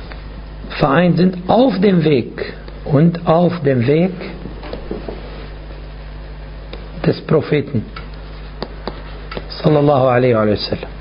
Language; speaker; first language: German; non-native, fluent; Arabic